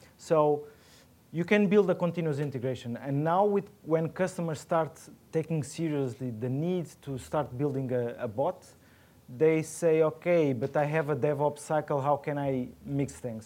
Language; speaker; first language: English; non-native, fluent; Portuguese